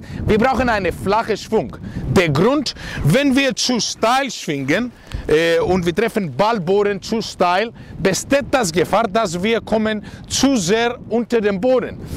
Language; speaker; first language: German; non-native, learner; Greek